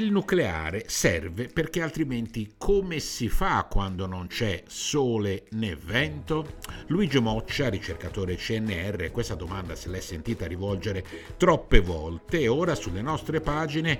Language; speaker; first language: Italian; native; Italian